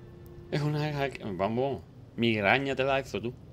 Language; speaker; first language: Spanish; native; Spanish